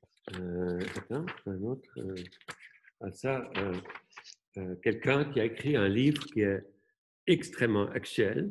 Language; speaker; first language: French; non-native, local second language; German